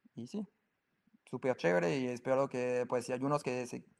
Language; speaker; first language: Spanish; non-native, fluent; French